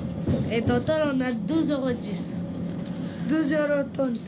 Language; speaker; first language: French; early bilingual, other home language; Romanian